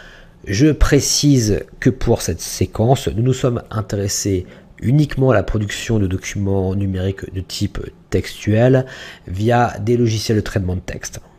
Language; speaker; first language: French; native; French